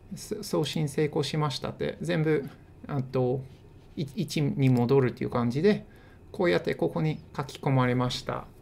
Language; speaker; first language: Japanese; non-native, fluent; English